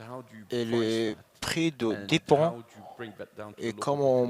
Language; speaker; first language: French; non-native, learner; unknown